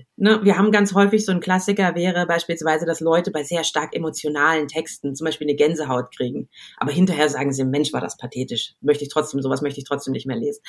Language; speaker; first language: German; native; German